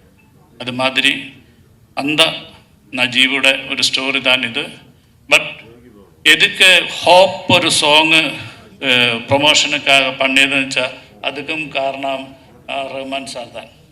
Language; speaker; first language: Tamil; non-native, learner; Malayalam